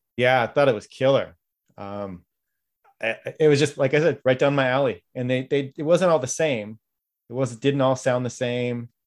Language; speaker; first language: English; native; English